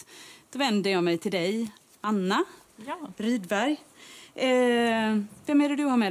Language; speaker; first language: Swedish; native; Swedish